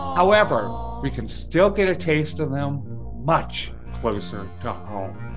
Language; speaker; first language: English; native; English